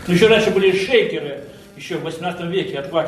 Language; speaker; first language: Russian; native; Russian